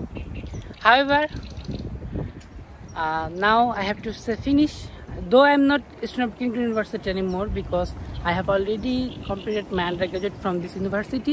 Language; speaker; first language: English; non-native, learner; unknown